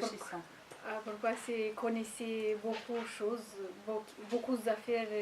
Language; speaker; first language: French; non-native, learner; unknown